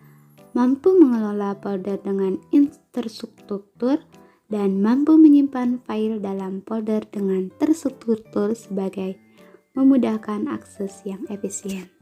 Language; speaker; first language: Indonesian; native; Indonesian